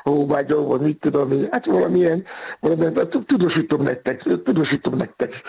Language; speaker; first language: Hungarian; non-native, fluent; Yoruba